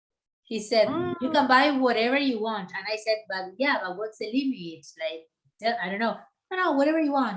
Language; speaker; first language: English; non-native, fluent; Spanish